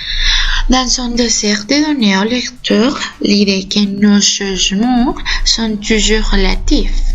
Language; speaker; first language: French; non-native, learner; Spanish